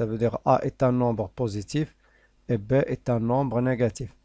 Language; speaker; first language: French; non-native, local second language; Arabic